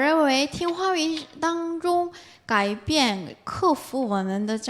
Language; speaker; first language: Chinese; non-native, fluent; Korean